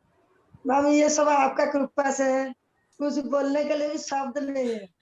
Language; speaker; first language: Hindi; non-native, local second language; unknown